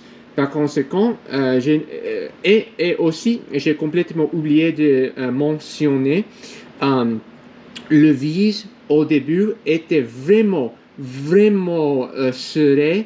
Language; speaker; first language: French; non-native, learner; English